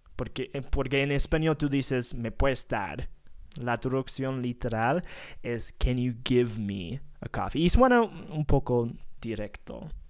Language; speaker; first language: Spanish; non-native, fluent; English